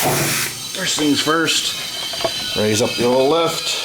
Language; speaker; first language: English; native; English